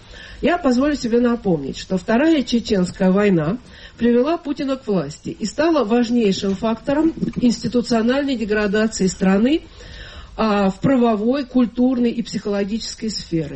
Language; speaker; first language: Russian; native; Russian